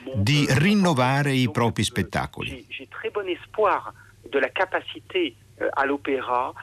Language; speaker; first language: Italian; native; Italian